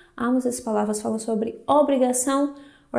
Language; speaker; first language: Portuguese; non-native, fluent; Greek